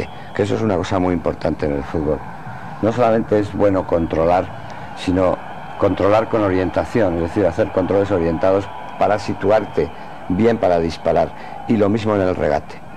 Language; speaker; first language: Spanish; native; Spanish